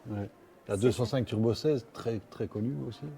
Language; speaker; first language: French; native; French